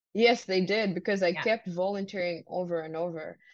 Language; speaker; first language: English; non-native, local second language; Ganda